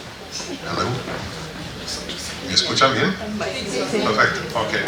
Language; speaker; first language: Spanish; non-native, fluent; English